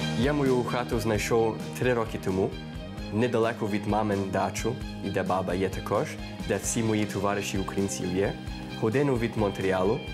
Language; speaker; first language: Ukrainian; early bilingual, heritage; Ukrainian